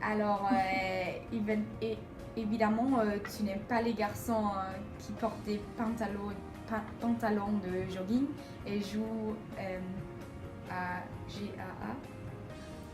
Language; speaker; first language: French; non-native, learner; English